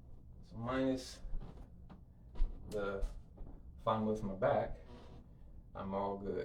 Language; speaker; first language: English; native; English